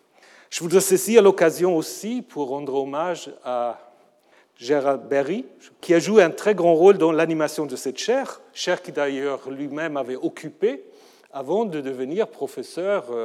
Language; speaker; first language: French; non-native, fluent; German